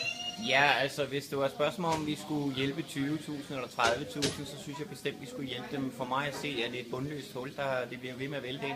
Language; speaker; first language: Danish; native; Danish